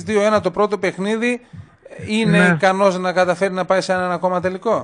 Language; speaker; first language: Greek; native; Greek